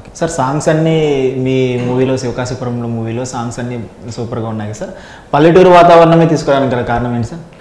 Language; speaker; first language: Telugu; native; Telugu